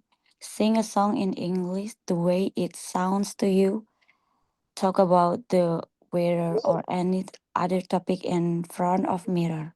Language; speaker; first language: English; non-native, learner; Indonesian